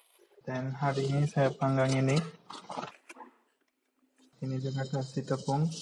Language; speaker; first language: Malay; non-native, local second language; Bangla